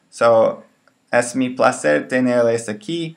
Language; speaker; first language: Spanish; non-native, learner; English